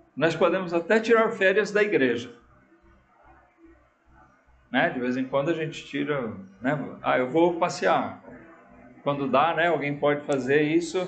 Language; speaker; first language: Portuguese; native; Portuguese